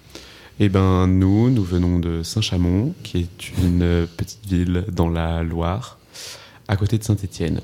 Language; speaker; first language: French; native; French